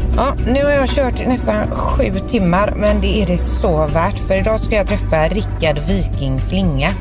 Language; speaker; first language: Swedish; native; Swedish